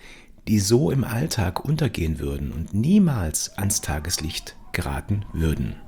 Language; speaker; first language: German; native; German